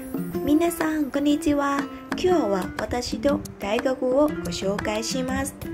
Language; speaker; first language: Japanese; non-native, learner; Thai